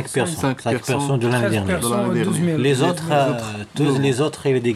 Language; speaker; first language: French; non-native, learner; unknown